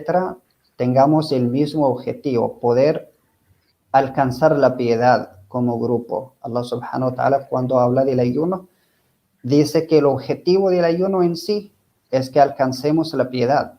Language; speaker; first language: Spanish; non-native, fluent; Arabic